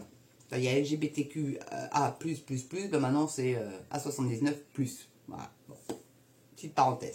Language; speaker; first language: French; native; French